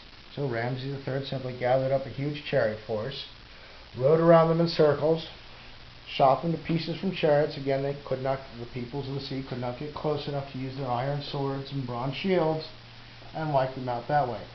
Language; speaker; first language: English; native; English